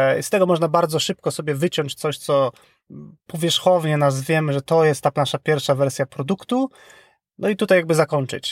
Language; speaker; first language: Polish; native; Polish